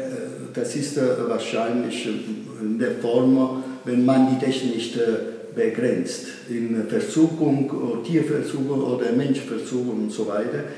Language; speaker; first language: German; non-native, fluent; Italian